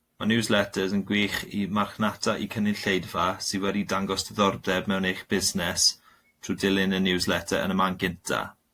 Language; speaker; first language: Welsh; non-native, local second language; English